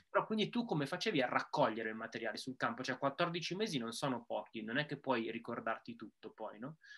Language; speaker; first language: Italian; native; Italian